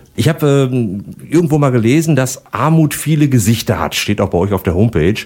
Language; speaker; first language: German; native; German